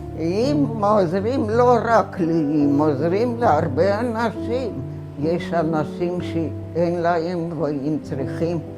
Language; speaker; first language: Hebrew; non-native, fluent; Romanian